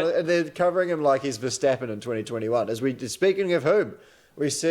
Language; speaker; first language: English; native; English